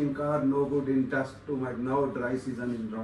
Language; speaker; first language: English; non-native, learner; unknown